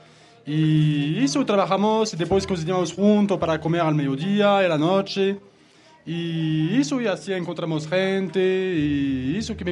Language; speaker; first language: Spanish; non-native, learner; French